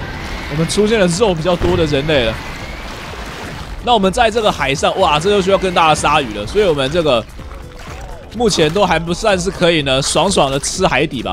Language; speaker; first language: Chinese; native; Chinese